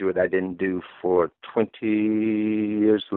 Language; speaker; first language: English; native; English